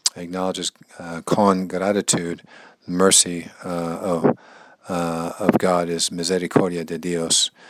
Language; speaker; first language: English; native; English